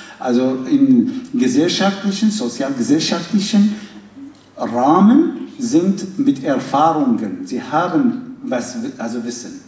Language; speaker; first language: German; non-native, fluent; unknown